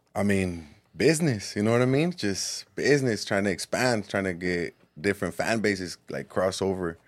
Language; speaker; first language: English; early bilingual, other home language; Spanish